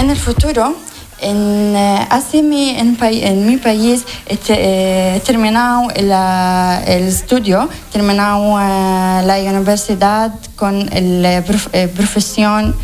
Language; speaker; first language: Spanish; non-native, learner; Arabic